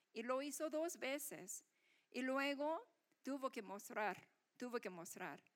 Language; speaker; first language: Spanish; non-native, fluent; Korean